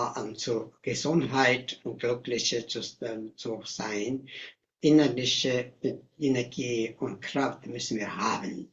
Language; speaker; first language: German; non-native, learner; Tibetan